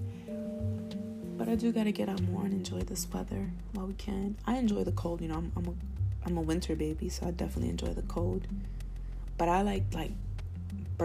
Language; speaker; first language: English; early bilingual, other home language; Spanish